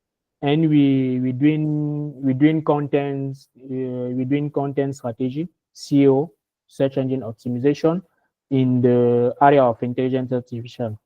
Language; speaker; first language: English; non-native, learner; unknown